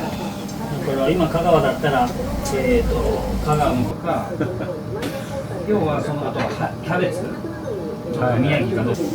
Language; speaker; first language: Japanese; native; Japanese